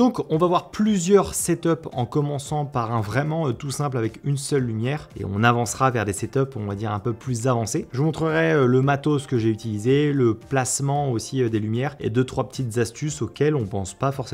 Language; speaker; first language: French; native; French